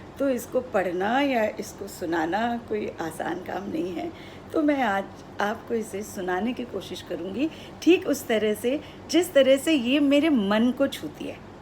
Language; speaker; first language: Hindi; non-native, local second language; Odia